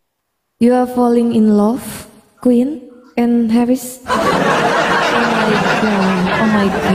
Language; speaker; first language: English; non-native, learner; Indonesian